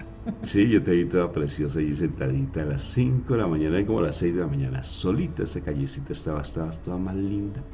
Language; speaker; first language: Spanish; native; Spanish